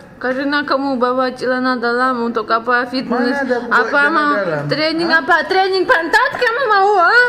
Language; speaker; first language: Indonesian; non-native, learner; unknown